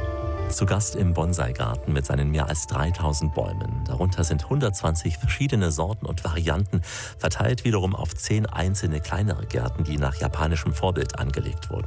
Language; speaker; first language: German; native; German